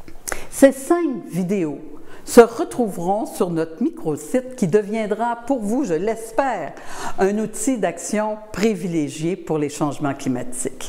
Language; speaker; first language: French; native; French